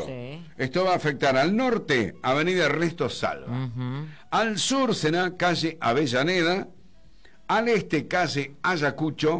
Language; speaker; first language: Spanish; native; Spanish